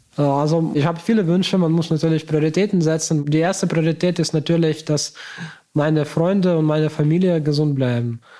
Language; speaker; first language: German; non-native, fluent; Ukrainian